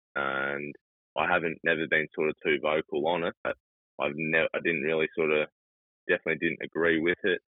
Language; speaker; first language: English; native; English